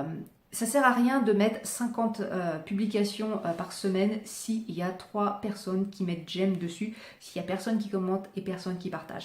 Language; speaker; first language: French; native; French